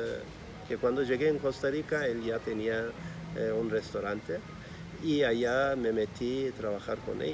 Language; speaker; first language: Spanish; non-native, fluent; Turkish